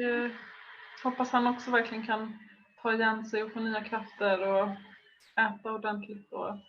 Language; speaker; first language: Swedish; native; Swedish